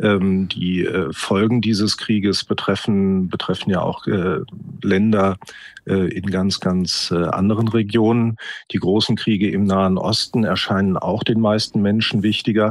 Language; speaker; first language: German; native; German